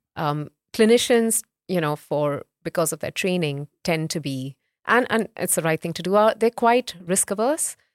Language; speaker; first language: English; non-native, local second language; Hindi